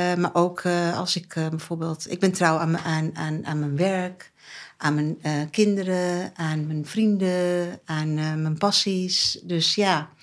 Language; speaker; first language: Dutch; early bilingual, other home language; Turkish